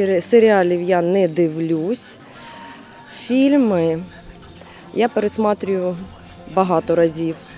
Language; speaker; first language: Ukrainian; non-native, local second language; Russian